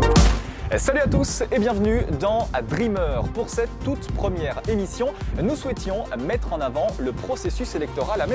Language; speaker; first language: French; native; French